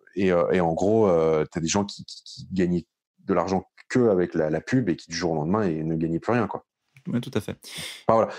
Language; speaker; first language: French; native; French